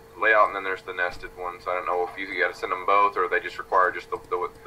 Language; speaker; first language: English; native; English